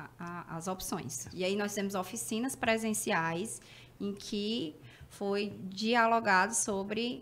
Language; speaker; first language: Portuguese; native; Portuguese